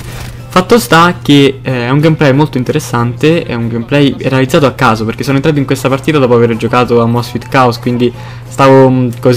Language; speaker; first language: Italian; native; Italian